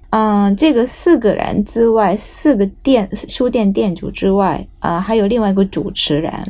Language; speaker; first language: Chinese; non-native, fluent; Japanese